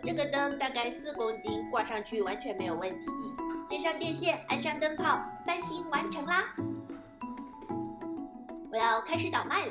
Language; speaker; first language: Chinese; native; Chinese